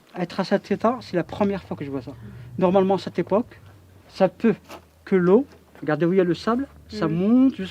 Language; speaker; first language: French; non-native, local second language; Arabic